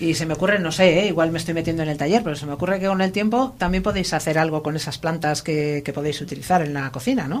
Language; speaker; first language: Spanish; native; Spanish